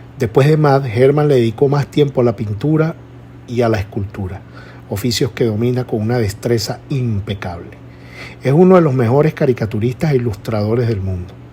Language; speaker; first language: Spanish; native; Spanish